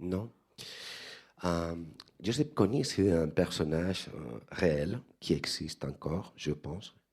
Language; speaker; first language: French; non-native, fluent; Spanish